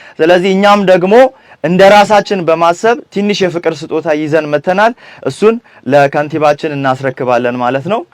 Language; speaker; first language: Amharic; non-native, local second language; Wolaytta